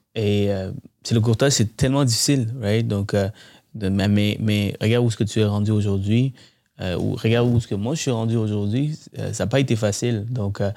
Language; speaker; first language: French; early bilingual, other home language; Tamil